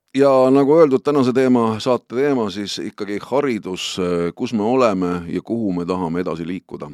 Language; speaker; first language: Estonian; native; Estonian